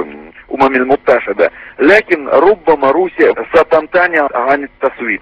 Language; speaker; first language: Arabic; non-native, fluent; Russian